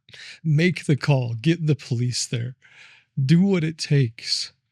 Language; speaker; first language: English; native; English